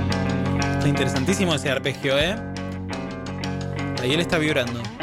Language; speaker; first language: Spanish; native; Spanish